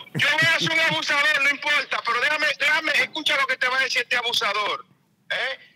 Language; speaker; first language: Spanish; native; Spanish